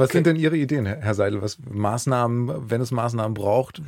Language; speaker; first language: German; native; German